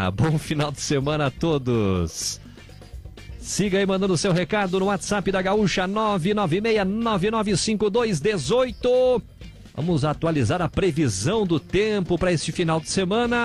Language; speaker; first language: Portuguese; native; Portuguese